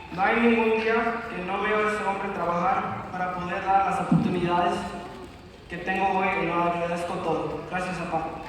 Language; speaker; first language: Spanish; early bilingual, heritage; Spanish